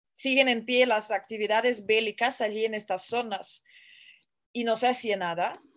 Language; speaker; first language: Spanish; non-native, fluent; Russian